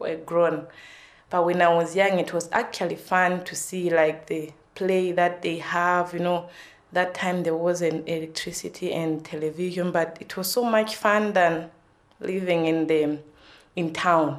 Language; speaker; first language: English; non-native, local second language; Nyanja